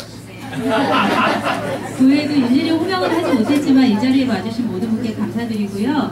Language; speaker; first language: Korean; native; Korean